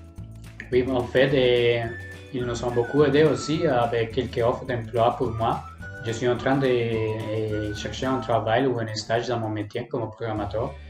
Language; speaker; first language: French; non-native, fluent; Spanish